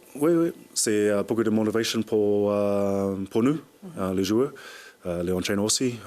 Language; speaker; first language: French; non-native, learner; English